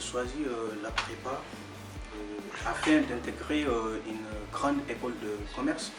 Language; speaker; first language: French; non-native, local second language; Wolof